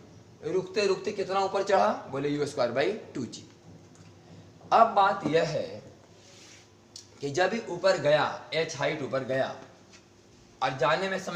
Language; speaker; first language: Hindi; native; Hindi